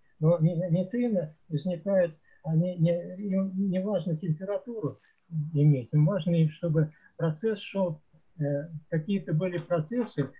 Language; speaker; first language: Russian; native; Russian